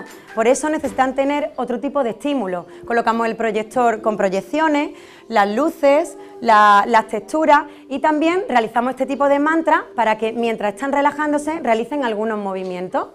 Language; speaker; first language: Spanish; native; Spanish